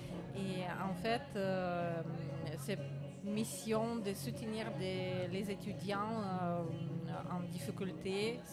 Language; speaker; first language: French; non-native, learner; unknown